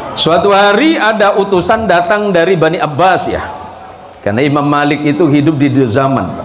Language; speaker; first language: Indonesian; non-native, local second language; Madurese